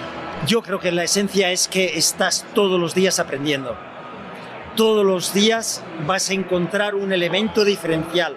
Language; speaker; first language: Spanish; native; Spanish